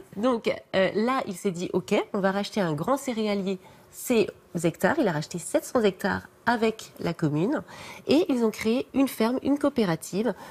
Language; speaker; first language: French; native; French